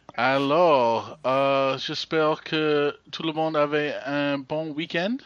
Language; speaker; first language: French; non-native, learner; English